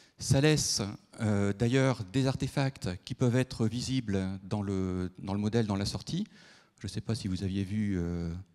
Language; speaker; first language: French; native; French